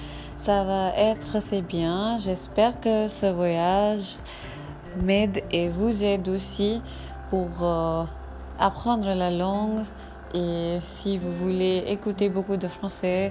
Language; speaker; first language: French; non-native, learner; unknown